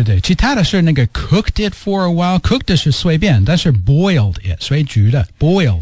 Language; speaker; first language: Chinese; non-native, fluent; English